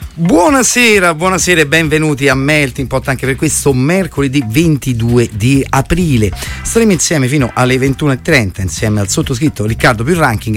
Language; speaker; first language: Italian; native; Italian